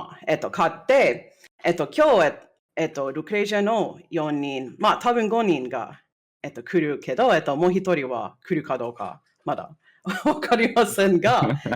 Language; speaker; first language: Japanese; non-native, fluent; English